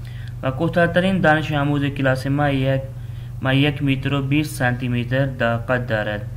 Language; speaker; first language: Persian; non-native, fluent; Urdu